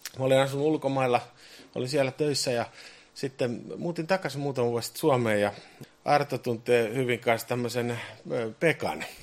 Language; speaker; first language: Finnish; native; Finnish